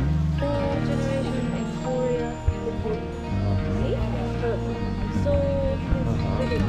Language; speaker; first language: English; non-native, learner; Thai